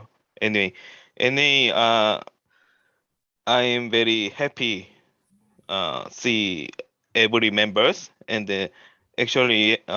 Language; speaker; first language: English; non-native, learner; Korean